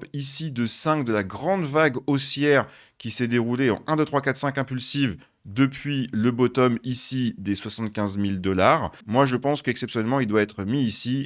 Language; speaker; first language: French; native; French